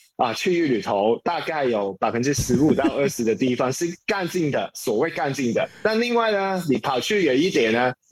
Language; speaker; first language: Chinese; non-native, local second language; Cantonese